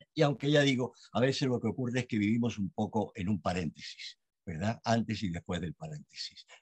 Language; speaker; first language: Spanish; native; Spanish